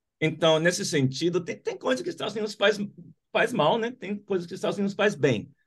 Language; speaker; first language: Portuguese; non-native, fluent; English